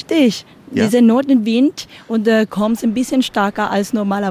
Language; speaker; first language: German; non-native, learner; Spanish